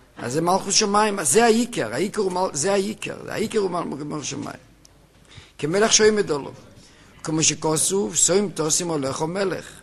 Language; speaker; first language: Hebrew; native; Hebrew